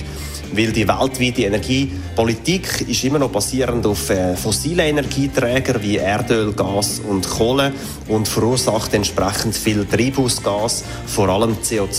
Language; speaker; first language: German; native; German